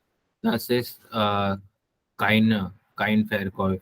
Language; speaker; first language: German; non-native, learner; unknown